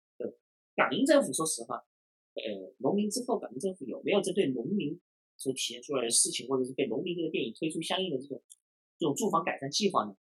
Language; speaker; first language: Chinese; non-native, local second language; Cantonese